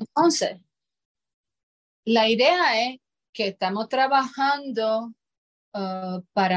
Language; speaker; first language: Spanish; non-native, fluent; Croatian